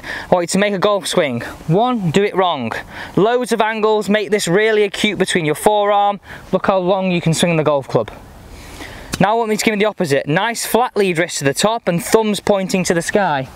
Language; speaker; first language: English; native; English